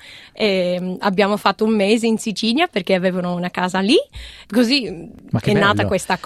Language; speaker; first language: Italian; non-native, fluent; English